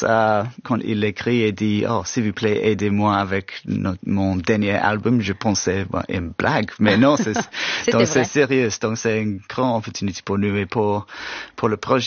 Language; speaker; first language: French; non-native, fluent; English